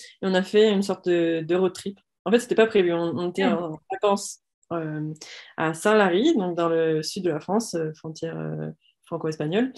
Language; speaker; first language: French; native; French